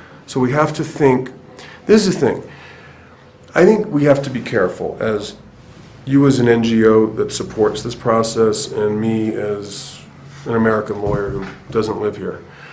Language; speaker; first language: English; native; English